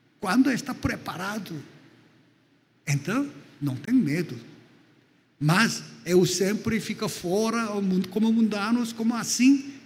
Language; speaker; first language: Portuguese; non-native, fluent; Korean